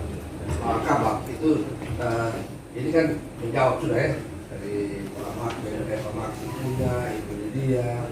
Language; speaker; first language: Indonesian; native; Indonesian